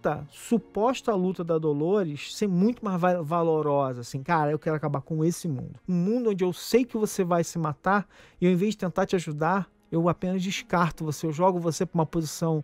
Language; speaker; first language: Portuguese; native; Portuguese